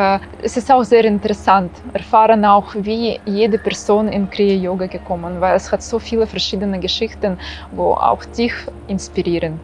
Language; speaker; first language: German; non-native, fluent; Russian